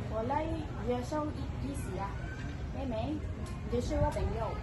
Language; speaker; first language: Chinese; non-native, learner; Malay